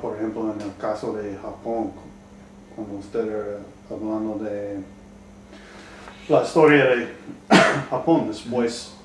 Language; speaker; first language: Spanish; non-native, learner; English